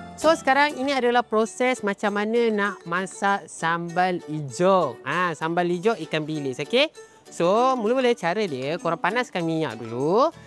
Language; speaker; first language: Malay; native; Malay